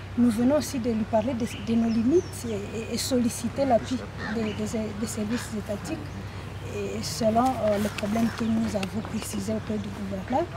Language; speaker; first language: French; non-native, local second language; Nande